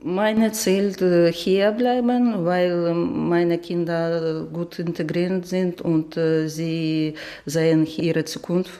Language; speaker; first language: German; non-native, learner; Ukrainian